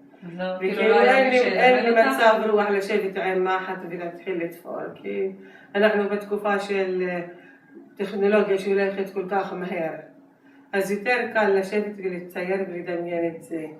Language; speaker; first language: Hebrew; non-native, local second language; Arabic